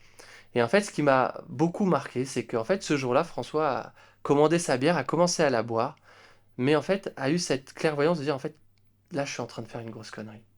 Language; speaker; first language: French; native; French